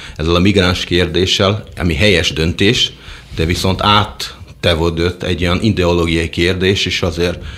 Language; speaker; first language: Hungarian; non-native, fluent; Portuguese